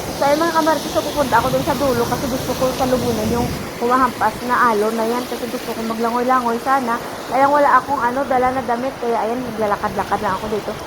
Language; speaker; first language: Filipino; native; Filipino